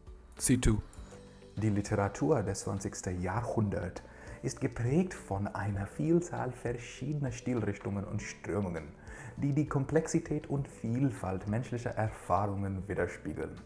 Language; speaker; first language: German; non-native, fluent; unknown